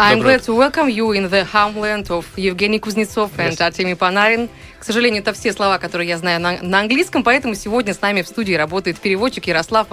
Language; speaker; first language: Russian; native; Russian